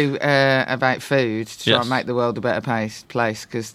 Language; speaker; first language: English; native; English